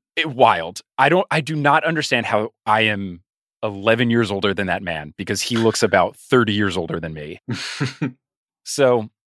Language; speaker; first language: English; native; English